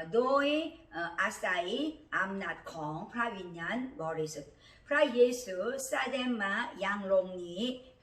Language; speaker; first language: Thai; non-native, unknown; Korean